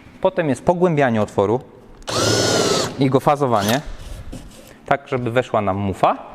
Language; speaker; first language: Polish; native; Polish